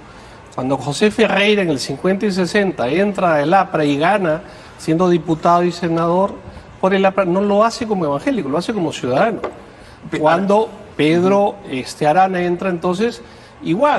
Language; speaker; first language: Spanish; native; Spanish